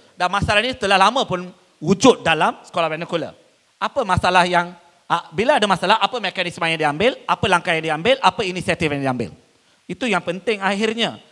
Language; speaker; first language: Malay; non-native, local second language; Tamil